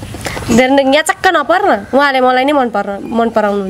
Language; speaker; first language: Nepali; native; Nepali